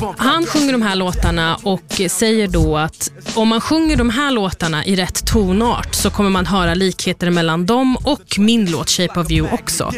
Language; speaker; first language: Swedish; native; Swedish